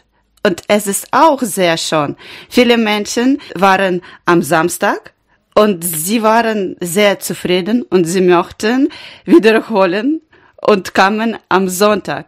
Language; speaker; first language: German; non-native, learner; Ukrainian